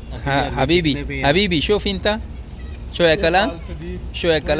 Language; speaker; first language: Arabic; non-native, learner; Punjabi